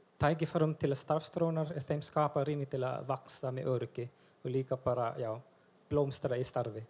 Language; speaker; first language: Icelandic; non-native, fluent; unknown